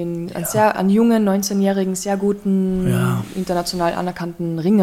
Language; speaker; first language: German; native; German